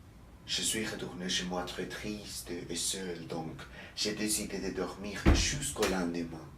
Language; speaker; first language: French; non-native, learner; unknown